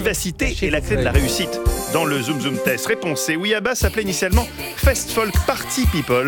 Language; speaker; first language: French; native; French